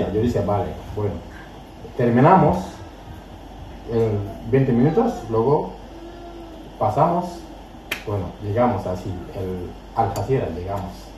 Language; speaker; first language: Spanish; non-native, learner; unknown